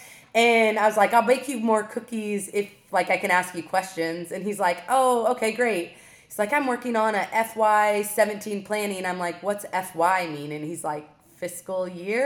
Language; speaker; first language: English; native; English